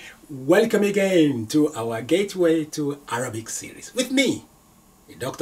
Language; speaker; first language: English; non-native, local second language; Yoruba